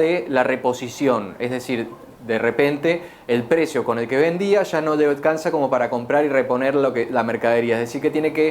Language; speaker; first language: Spanish; native; Spanish